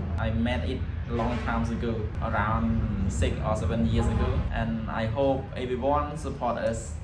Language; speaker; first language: English; non-native, learner; Khmer